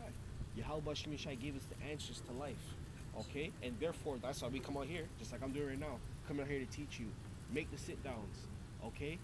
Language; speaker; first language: English; native; English